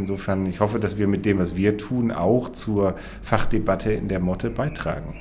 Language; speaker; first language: German; native; German